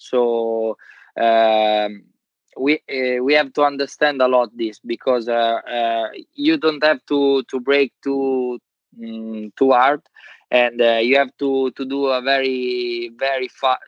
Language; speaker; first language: English; non-native, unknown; Italian